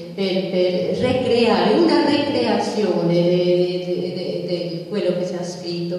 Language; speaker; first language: Italian; non-native, fluent; English